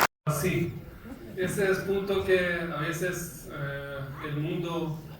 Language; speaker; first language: Spanish; non-native, fluent; Persian